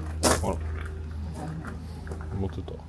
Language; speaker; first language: Japanese; non-native, learner; French